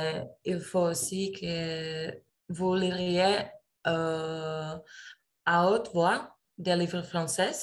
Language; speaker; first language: French; non-native, learner; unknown